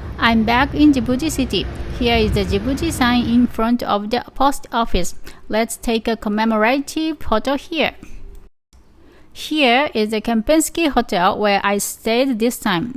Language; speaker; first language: English; non-native, learner; Japanese